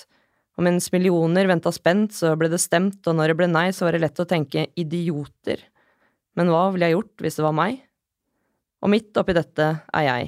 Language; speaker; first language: Norwegian; early bilingual, other home language; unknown